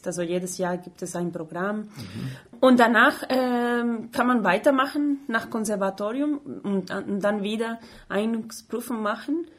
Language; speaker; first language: German; non-native, fluent; Spanish